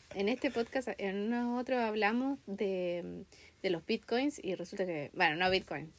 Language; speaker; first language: Spanish; native; Spanish